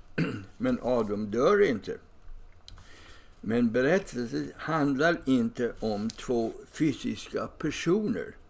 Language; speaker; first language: Swedish; non-native, fluent; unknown